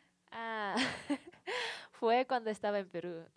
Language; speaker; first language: Spanish; non-native, learner; Japanese